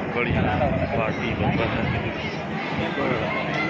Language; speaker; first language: Hindi; native; Hindi